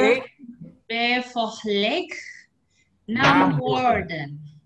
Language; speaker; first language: Dutch; non-native, learner; Indonesian